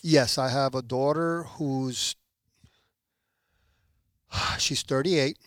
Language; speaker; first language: English; early bilingual, other home language; Spanish